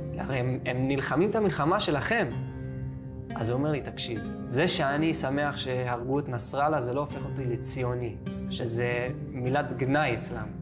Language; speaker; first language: Hebrew; native; Hebrew